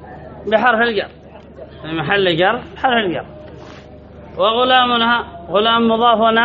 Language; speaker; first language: Arabic; native; Arabic